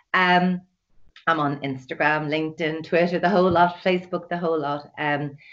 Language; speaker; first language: English; native; English